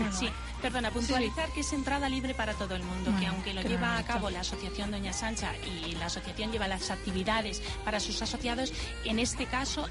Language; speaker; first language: Spanish; native; Spanish